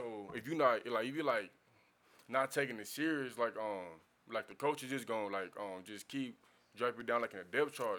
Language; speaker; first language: English; native; English